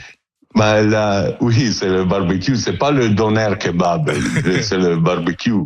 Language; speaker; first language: French; non-native, learner; Italian